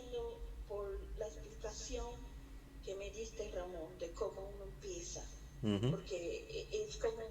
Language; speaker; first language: Spanish; early bilingual, heritage; Spanish